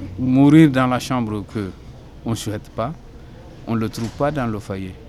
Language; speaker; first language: French; non-native, local second language; Soninke